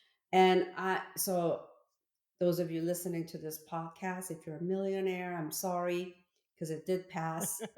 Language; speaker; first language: English; early bilingual, other home language; Korean